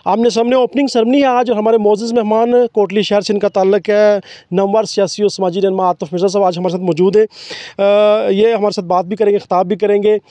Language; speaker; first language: Urdu; non-native, local second language; Pahari-Potwari